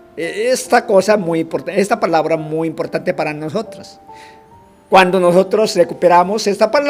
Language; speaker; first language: Spanish; non-native, fluent; Korean